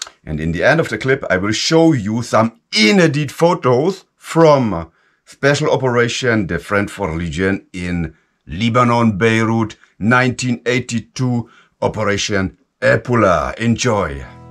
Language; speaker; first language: English; non-native, fluent; German